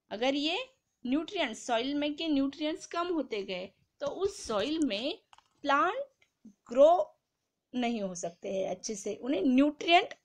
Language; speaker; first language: Hindi; non-native, local second language; Marathi